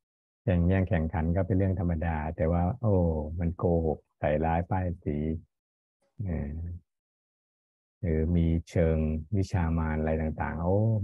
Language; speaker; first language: Thai; native; Thai